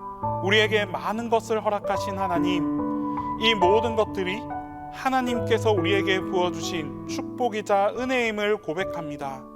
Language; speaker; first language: Korean; native; Korean